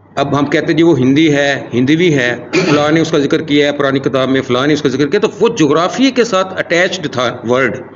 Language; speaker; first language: Urdu; non-native, local second language; Punjabi